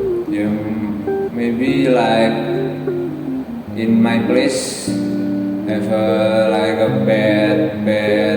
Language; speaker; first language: English; non-native, learner; Indonesian